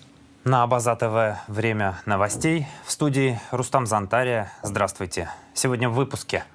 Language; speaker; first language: Russian; native; Russian